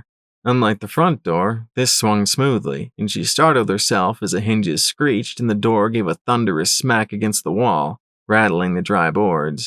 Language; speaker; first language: English; native; English